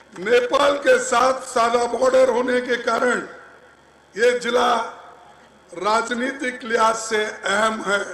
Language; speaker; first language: Hindi; non-native, local second language; Kannada